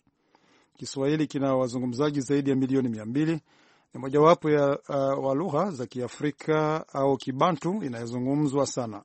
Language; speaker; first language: Swahili; non-native, local second language; Rundi